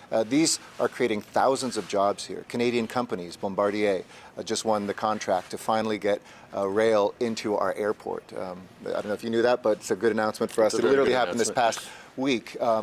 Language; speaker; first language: English; native; English